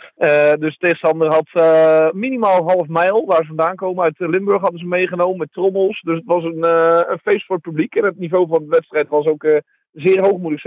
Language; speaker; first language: Dutch; native; Dutch